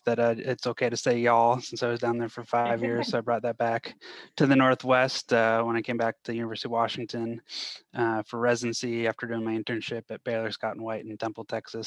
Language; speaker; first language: English; native; English